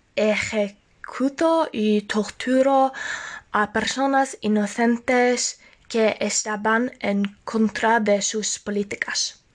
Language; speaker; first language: Spanish; non-native, learner; Norwegian